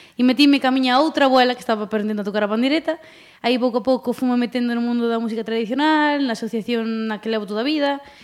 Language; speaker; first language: Galician; native; Galician